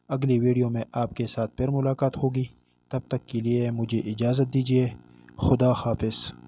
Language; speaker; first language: Urdu; non-native, local second language; Pashto